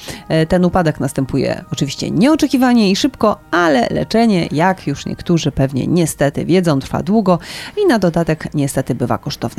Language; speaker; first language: Polish; native; Polish